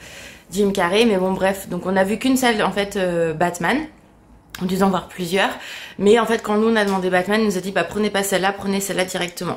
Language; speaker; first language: French; native; French